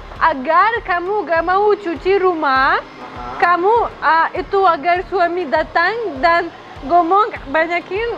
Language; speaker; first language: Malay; non-native, learner; Russian